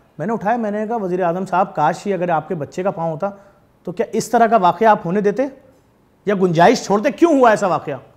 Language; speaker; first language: Urdu; native; Urdu